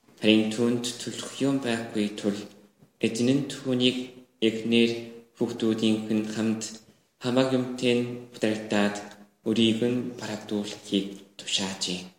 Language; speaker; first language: Mongolian; non-native, learner; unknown